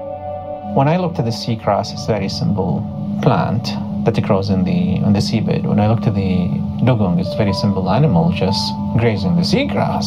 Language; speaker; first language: English; non-native, fluent; Arabic